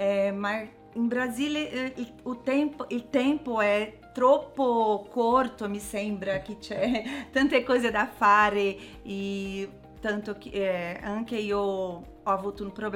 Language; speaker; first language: Italian; non-native, learner; Portuguese